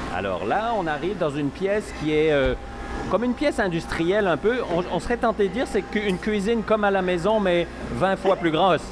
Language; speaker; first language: French; native; French